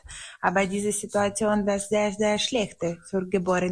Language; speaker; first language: German; non-native, learner; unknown